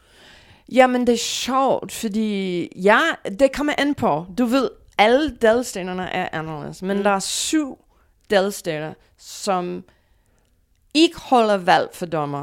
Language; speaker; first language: Danish; non-native, fluent; English